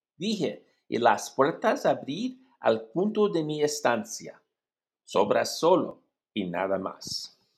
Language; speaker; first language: Spanish; non-native, learner; English